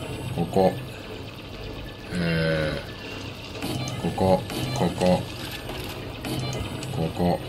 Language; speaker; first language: Japanese; native; Japanese